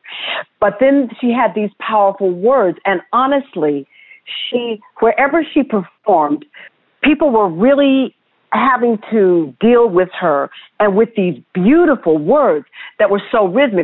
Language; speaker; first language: English; native; English